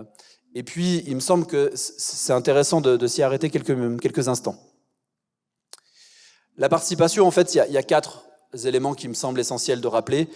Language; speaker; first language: French; native; French